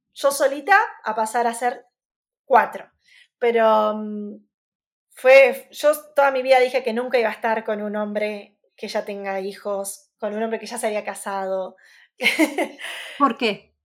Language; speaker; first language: Spanish; native; Spanish